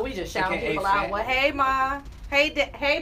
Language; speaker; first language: English; native; English